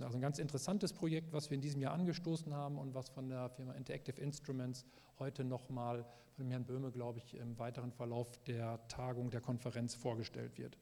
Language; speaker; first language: German; native; German